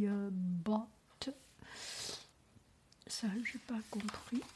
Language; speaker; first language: French; non-native, learner; Chinese